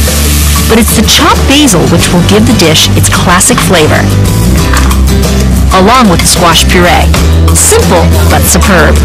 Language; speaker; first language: English; early bilingual, other home language; Italian